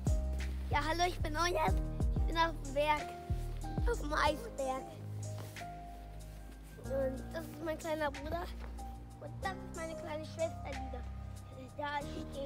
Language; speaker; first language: German; early bilingual, other home language; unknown